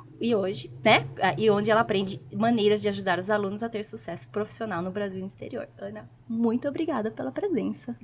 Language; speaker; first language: Portuguese; native; Portuguese